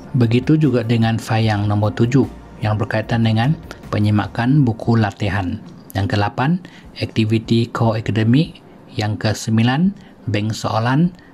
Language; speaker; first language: Malay; non-native, local second language; Chinese